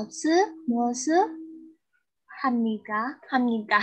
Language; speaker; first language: Korean; non-native, learner; Thai